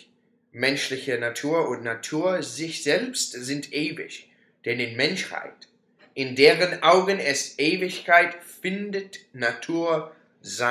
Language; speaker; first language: German; non-native, learner; English